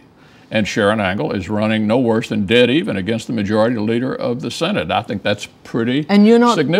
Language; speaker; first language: English; native; English